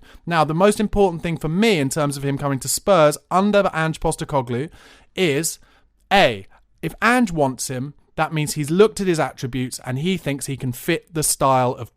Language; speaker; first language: English; native; English